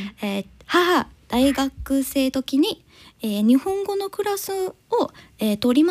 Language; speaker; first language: Japanese; non-native, learner; English